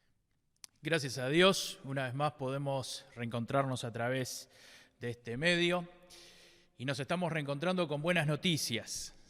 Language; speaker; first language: Spanish; native; Spanish